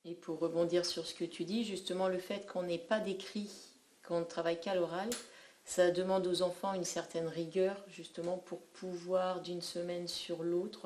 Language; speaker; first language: French; native; French